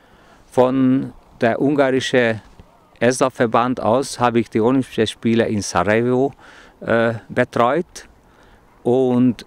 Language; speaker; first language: German; non-native, fluent; Hungarian